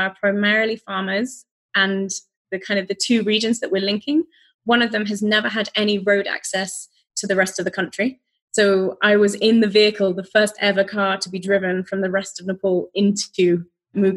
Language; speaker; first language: English; native; English